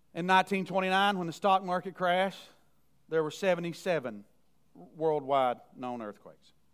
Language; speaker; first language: English; native; English